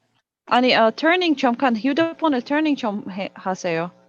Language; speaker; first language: Korean; non-native, learner; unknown